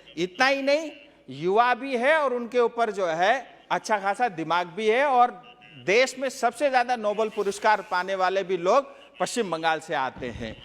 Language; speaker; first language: Hindi; non-native, local second language; Nepali